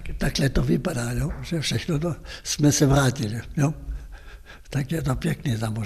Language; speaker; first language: Czech; non-native, local second language; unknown